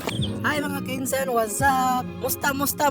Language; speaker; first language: Filipino; non-native, local second language; Cebuano